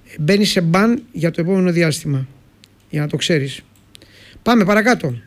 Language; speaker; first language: Greek; native; Greek